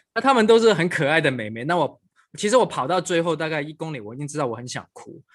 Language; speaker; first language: Chinese; non-native, local second language; Cantonese